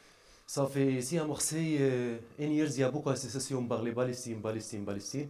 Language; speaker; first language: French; non-native, learner; Arabic